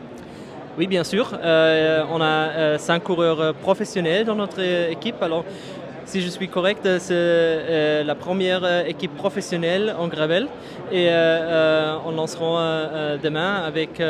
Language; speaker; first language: French; non-native, fluent; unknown